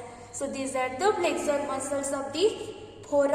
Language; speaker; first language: English; non-native, local second language; Hindi